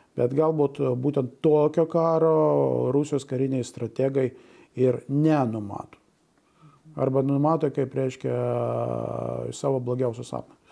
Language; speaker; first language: Lithuanian; non-native, local second language; Russian